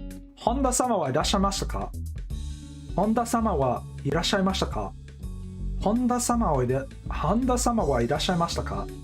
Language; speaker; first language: Japanese; non-native, learner; English